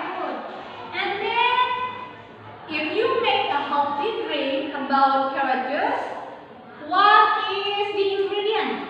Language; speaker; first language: English; non-native, learner; Indonesian